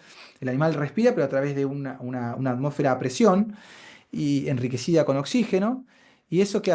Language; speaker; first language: Spanish; native; Spanish